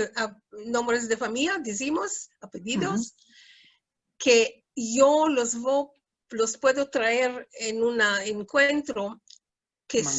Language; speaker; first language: Spanish; non-native, fluent; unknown